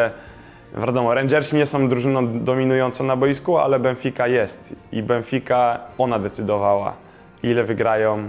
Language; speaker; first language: Polish; native; Polish